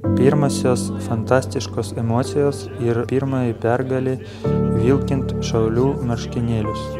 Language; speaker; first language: Lithuanian; non-native, learner; Ukrainian